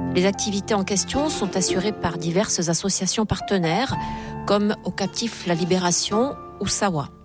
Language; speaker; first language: French; native; French